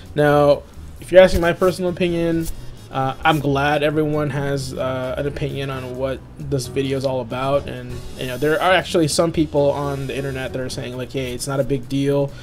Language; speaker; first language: English; native; English